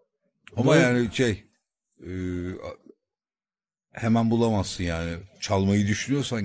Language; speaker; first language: Turkish; native; Turkish